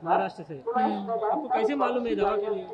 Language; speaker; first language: Hindi; non-native, local second language; Telugu